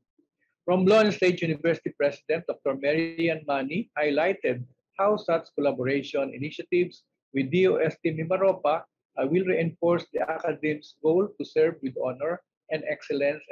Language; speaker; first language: English; non-native, local second language; Filipino